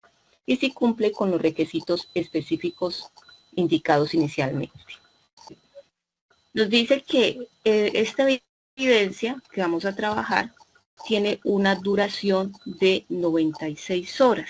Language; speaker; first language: Spanish; native; Spanish